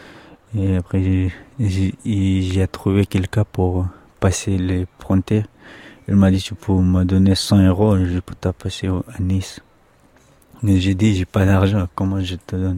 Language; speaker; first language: French; non-native, learner; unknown